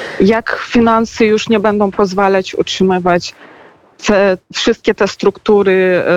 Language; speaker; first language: Polish; non-native, fluent; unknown